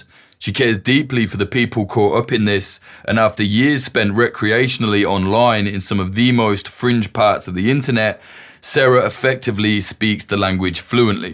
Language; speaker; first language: English; native; English